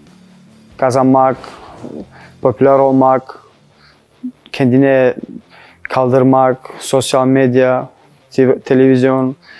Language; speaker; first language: Turkish; non-native, learner; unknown